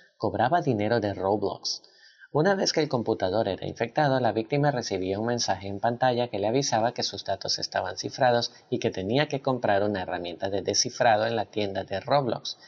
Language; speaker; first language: Spanish; native; Spanish